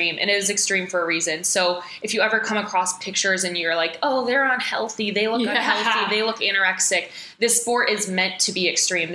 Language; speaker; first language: English; native; English